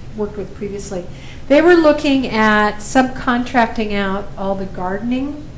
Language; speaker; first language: English; native; English